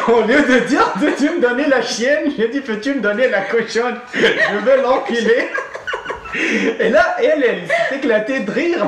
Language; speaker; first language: French; non-native, local second language; Arabic